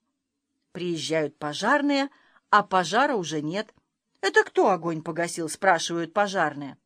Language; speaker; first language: Russian; native; Russian